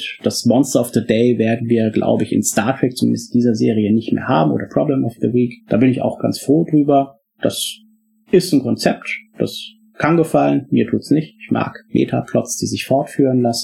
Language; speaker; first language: German; native; German